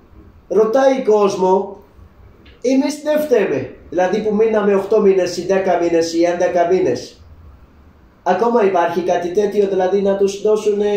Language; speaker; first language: Greek; non-native, learner; Urdu